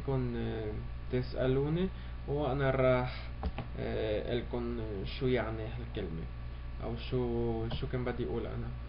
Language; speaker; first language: Arabic; early bilingual, heritage; Arabic